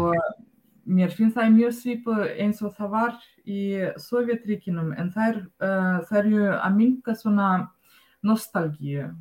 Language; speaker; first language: Icelandic; non-native, fluent; Russian